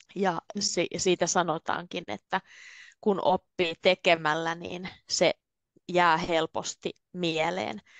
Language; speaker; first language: Finnish; native; Finnish